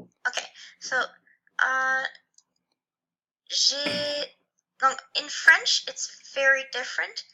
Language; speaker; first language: English; non-native, fluent; French